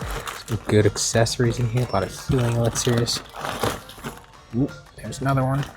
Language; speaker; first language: English; native; English